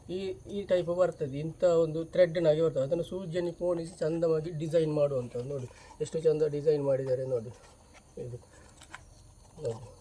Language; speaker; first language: Kannada; non-native, local second language; Marathi